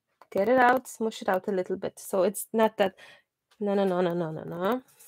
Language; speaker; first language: English; non-native, fluent; Polish